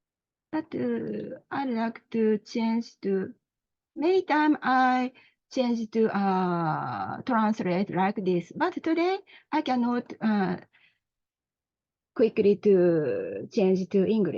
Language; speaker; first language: English; non-native, learner; Japanese